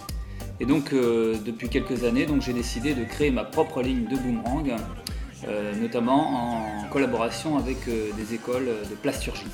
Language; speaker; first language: French; native; French